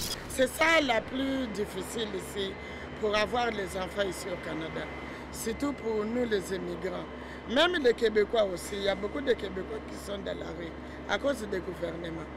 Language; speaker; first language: French; non-native, learner; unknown